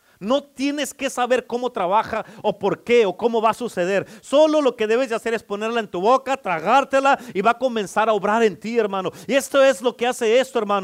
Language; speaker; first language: Spanish; native; Spanish